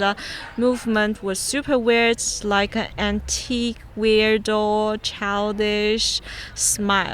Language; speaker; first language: English; non-native, fluent; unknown